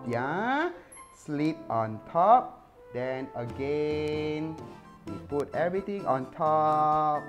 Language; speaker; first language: English; non-native, local second language; Chinese